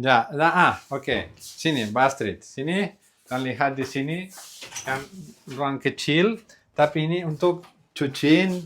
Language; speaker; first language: Indonesian; non-native, learner; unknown